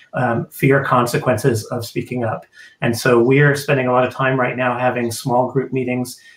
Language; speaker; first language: English; native; English